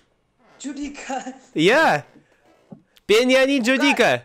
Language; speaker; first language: Indonesian; non-native, learner; Russian